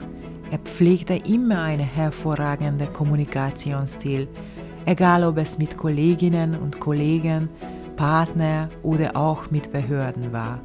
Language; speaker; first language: German; non-native, fluent; Hungarian